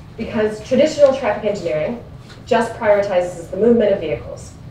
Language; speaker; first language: English; native; English